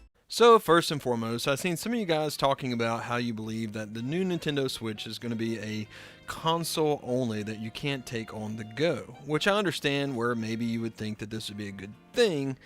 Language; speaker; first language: English; native; English